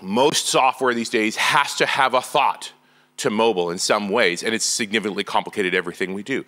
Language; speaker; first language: English; native; English